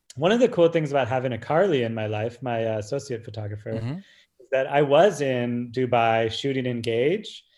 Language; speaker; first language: English; native; English